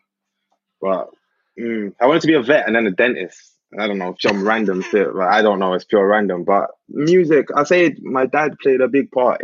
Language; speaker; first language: English; native; English